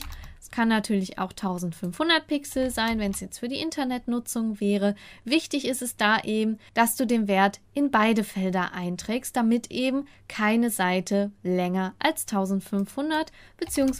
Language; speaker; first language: German; native; German